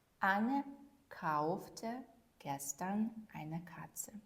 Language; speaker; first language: German; non-native, fluent; Ukrainian